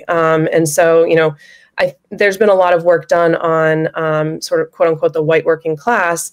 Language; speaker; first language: English; native; English